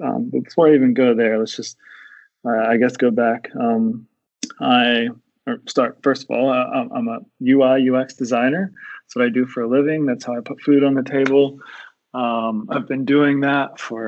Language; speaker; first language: English; native; English